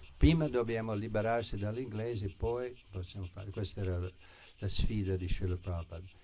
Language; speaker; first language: Italian; non-native, fluent; English